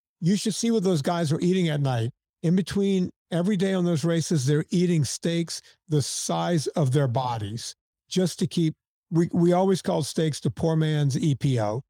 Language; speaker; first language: English; native; English